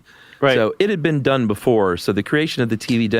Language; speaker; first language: English; native; English